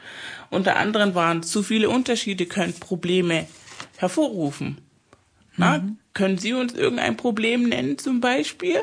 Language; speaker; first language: German; non-native, fluent; Spanish